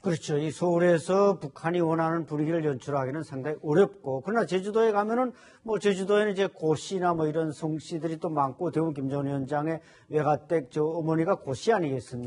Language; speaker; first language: Korean; native; Korean